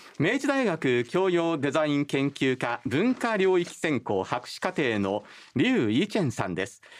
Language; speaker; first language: Japanese; native; Japanese